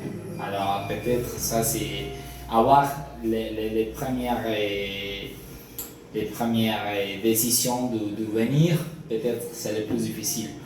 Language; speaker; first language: French; non-native, learner; Spanish